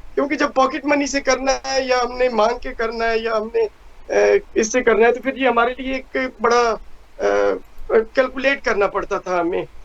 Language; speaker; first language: Hindi; non-native, local second language; Punjabi